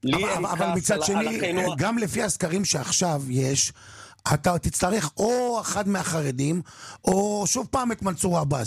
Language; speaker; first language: Hebrew; native; Hebrew